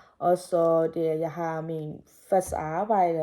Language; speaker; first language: Danish; non-native, learner; Burmese